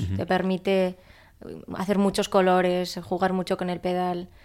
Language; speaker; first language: Spanish; native; Spanish